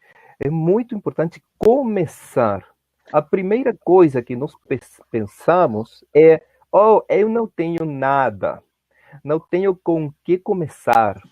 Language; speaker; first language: Portuguese; non-native, fluent; Spanish